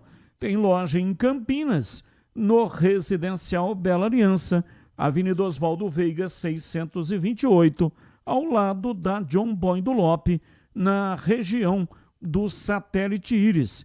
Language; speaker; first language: Portuguese; native; Portuguese